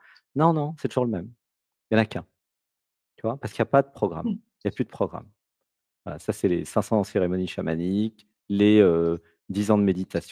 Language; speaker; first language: French; native; French